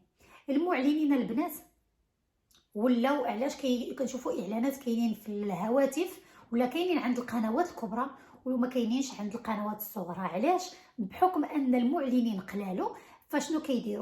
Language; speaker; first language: Arabic; native; Arabic